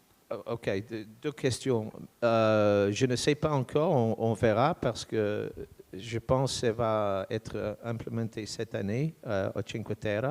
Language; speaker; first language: French; non-native, fluent; English